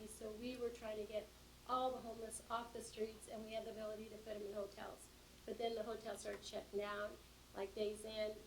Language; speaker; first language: English; native; English